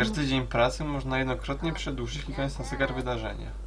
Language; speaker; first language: Polish; native; Polish